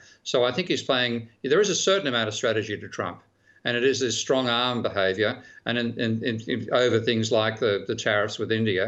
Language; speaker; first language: English; native; English